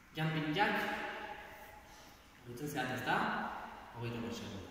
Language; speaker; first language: Basque; native; Basque